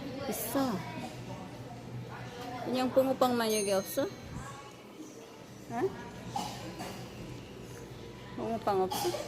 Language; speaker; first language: Korean; non-native, fluent; Filipino